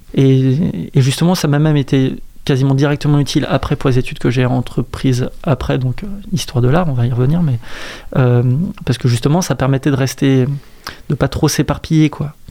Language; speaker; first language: French; native; French